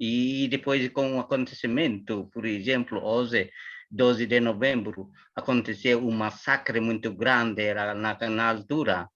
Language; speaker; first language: Portuguese; non-native, learner; Tetum